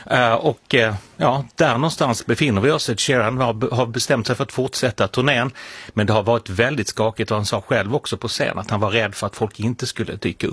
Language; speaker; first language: Swedish; native; Swedish